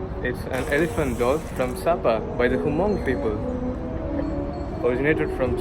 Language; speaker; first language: English; non-native, fluent; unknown